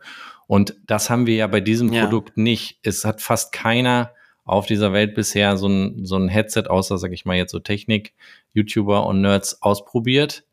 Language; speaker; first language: German; native; German